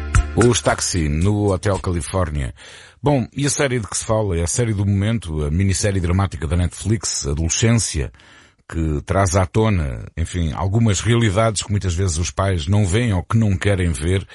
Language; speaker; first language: Portuguese; native; Portuguese